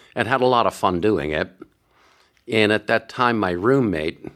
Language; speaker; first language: English; early bilingual, other home language; Hungarian